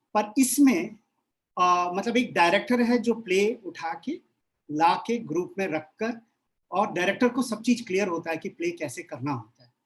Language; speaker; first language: Hindi; non-native, local second language; Bangla